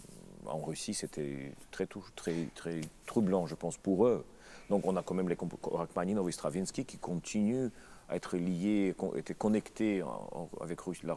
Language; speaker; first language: French; non-native, fluent; Russian